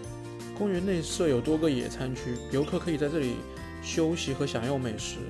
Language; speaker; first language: Chinese; native; Chinese